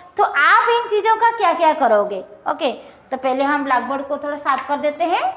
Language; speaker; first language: Hindi; non-native, local second language; Odia